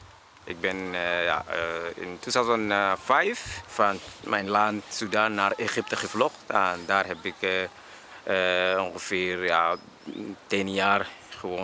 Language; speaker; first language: Dutch; non-native, learner; Arabic